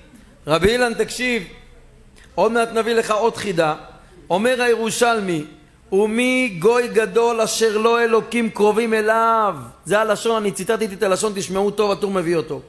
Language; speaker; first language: Hebrew; native; Hebrew